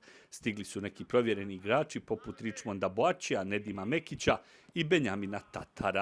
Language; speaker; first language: Bosnian; native; Bosnian